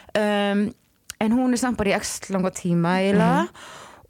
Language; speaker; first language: Icelandic; non-native, fluent; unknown